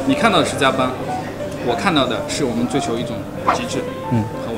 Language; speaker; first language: Chinese; native; Chinese